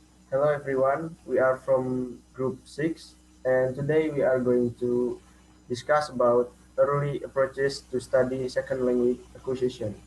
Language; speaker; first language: English; non-native, learner; Indonesian